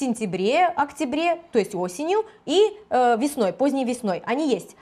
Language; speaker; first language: Russian; non-native, local second language; Romanian